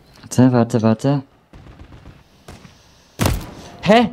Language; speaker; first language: German; native; German